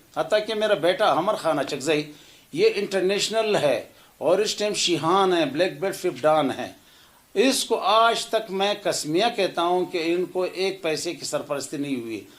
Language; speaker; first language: Urdu; non-native, local second language; Pashto